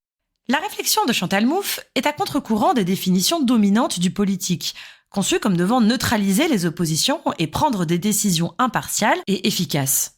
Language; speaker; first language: French; native; French